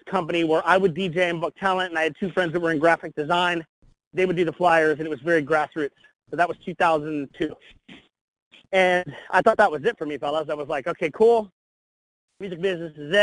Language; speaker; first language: English; native; English